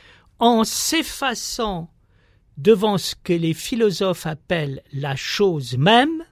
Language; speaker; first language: French; native; French